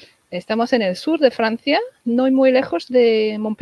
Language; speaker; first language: Spanish; non-native, fluent; English